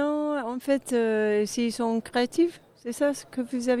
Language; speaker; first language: French; non-native, fluent; English